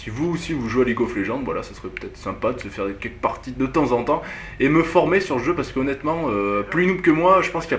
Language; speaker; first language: French; native; French